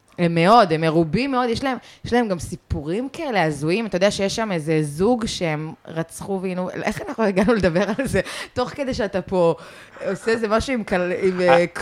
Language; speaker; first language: Hebrew; early bilingual, other home language; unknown